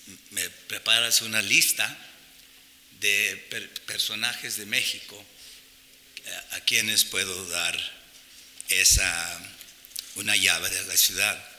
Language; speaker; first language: Spanish; non-native, fluent; English